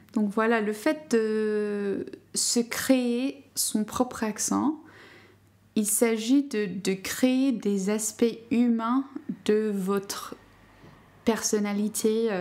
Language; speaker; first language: French; non-native, fluent; English